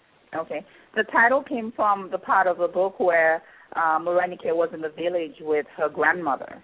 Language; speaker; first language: English; non-native, local second language; Yoruba